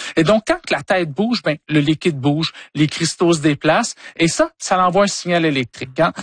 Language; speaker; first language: French; native; French